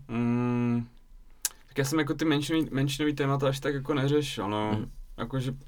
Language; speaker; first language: Czech; early bilingual, other home language; Russian